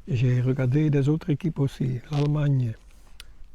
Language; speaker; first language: French; non-native, learner; Dutch